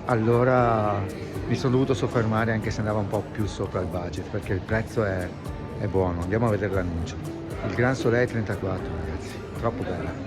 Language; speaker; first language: Italian; native; Italian